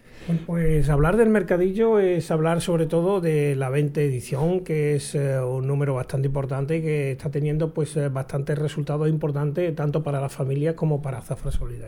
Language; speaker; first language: Spanish; native; Spanish